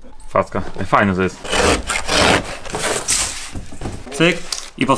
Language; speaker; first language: Polish; native; Polish